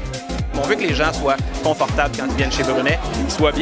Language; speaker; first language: French; native; French